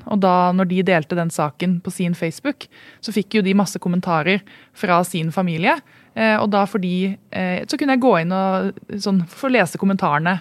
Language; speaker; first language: Norwegian; native; Norwegian